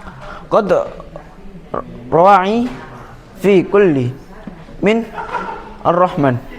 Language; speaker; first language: Arabic; non-native, fluent; Indonesian